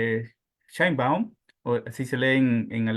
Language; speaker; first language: Spanish; native; Spanish